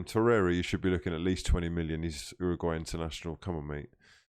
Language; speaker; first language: English; native; English